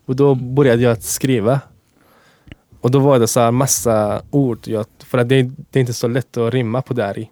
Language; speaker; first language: Swedish; non-native, fluent; Persian